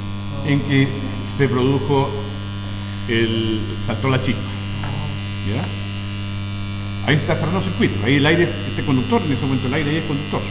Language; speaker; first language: Spanish; native; Spanish